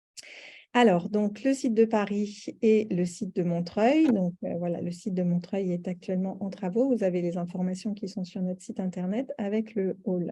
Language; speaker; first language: French; native; French